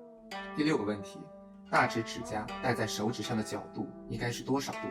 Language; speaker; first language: Chinese; native; Chinese